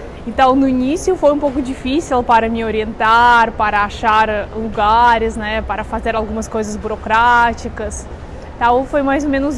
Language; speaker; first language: Portuguese; non-native, fluent; Russian